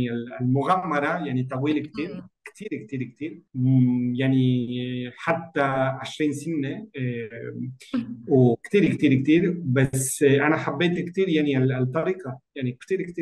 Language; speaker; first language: Arabic; non-native, learner; Spanish